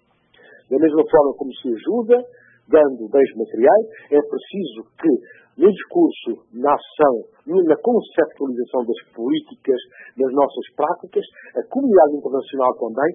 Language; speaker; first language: Portuguese; non-native, local second language; Upper Guinea Crioulo